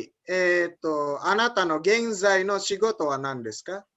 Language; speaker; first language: Japanese; non-native, fluent; Indonesian